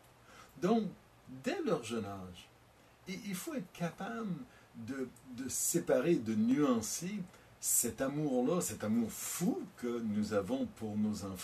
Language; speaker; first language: French; native; French